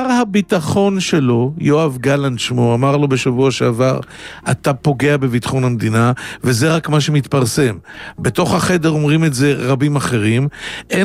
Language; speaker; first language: Hebrew; native; Hebrew